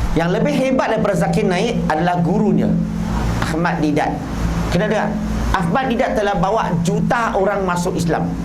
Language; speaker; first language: Malay; non-native, local second language; Chinese